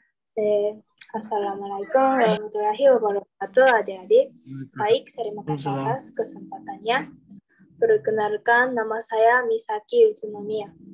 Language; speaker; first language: Indonesian; non-native, learner; Japanese